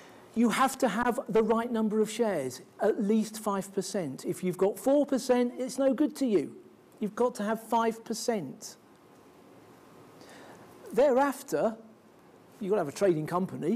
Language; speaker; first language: English; native; English